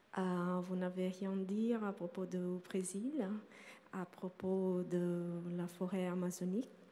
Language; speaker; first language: French; non-native, learner; Portuguese